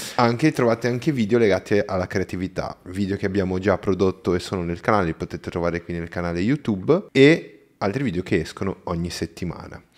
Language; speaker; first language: Italian; native; Italian